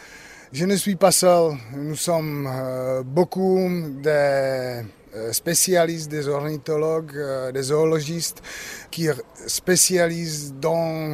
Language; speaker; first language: French; non-native, learner; Czech